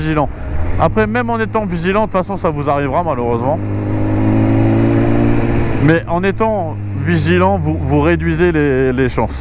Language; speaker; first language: French; native; French